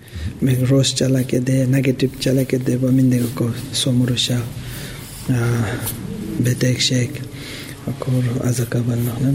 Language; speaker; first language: Hungarian; non-native, learner; Tibetan